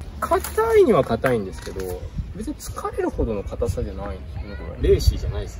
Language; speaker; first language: Japanese; native; Japanese